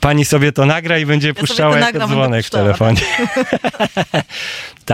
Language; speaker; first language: Polish; native; Polish